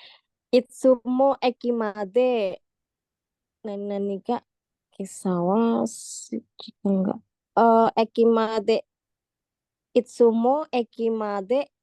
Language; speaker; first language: Japanese; non-native, learner; Indonesian